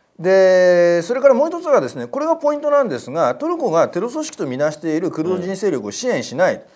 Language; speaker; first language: Japanese; native; Japanese